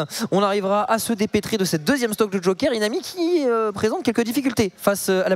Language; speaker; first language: French; native; French